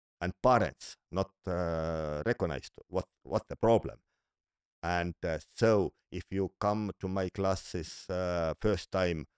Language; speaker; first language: English; non-native, learner; Estonian